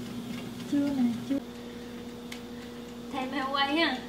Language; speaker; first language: Vietnamese; native; Vietnamese